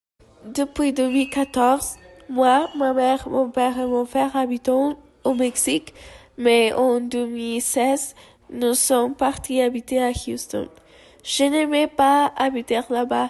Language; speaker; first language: French; non-native, learner; Spanish